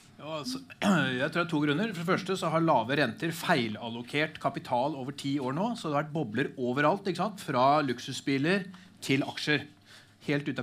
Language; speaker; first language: Norwegian; native; Norwegian